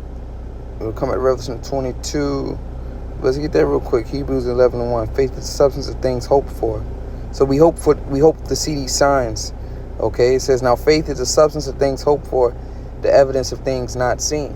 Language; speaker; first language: English; native; English